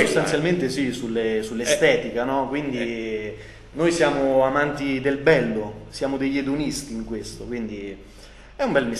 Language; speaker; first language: Italian; native; Italian